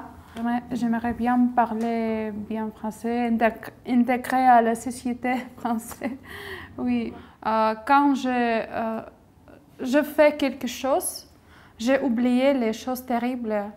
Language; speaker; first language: French; non-native, learner; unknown